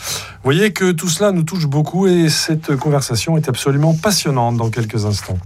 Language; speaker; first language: French; native; French